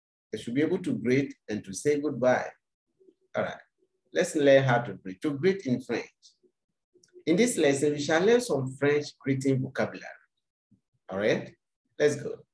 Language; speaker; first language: English; non-native, local second language; Akan